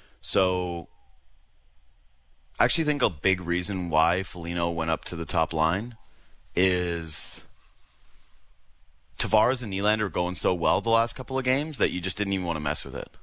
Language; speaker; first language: English; native; English